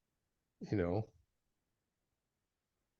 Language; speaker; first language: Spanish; non-native, learner; English